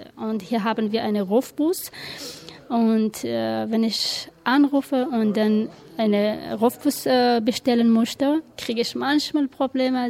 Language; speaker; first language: German; non-native, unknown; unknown